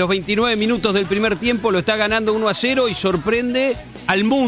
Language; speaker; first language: Spanish; native; Spanish